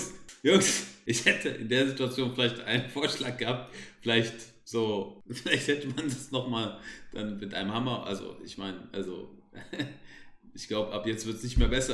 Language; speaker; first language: German; native; German